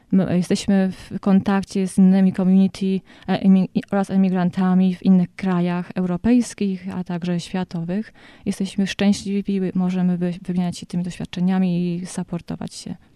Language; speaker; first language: Polish; native; Polish